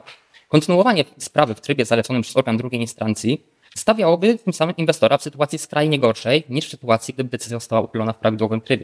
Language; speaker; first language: Polish; native; Polish